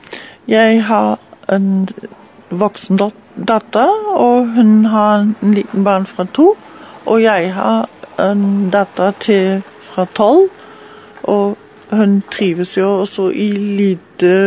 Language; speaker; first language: Norwegian; non-native, learner; German